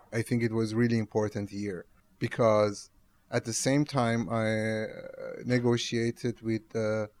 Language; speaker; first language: English; non-native, fluent; Persian